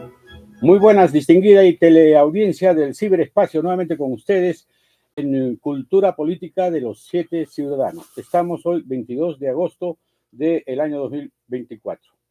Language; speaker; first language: Spanish; native; Spanish